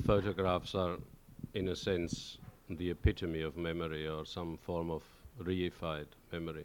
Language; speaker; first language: English; non-native, fluent; German